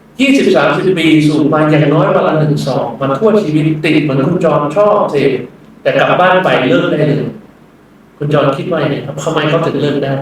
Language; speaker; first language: Thai; native; Thai